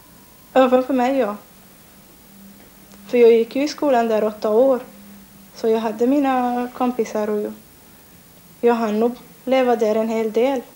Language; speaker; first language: Swedish; non-native, learner; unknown